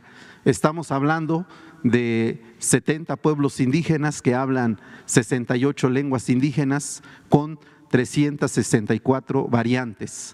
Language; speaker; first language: Spanish; non-native, local second language; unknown